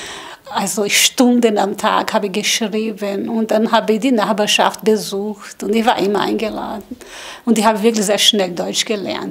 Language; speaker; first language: German; non-native, learner; Portuguese